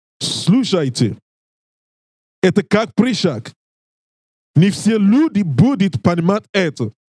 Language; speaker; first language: Russian; non-native, learner; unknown